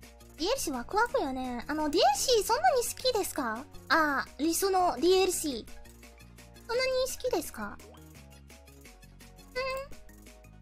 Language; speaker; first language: Japanese; non-native, learner; Indonesian